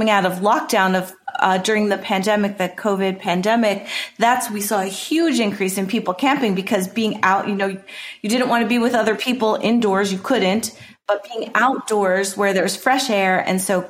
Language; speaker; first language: English; native; English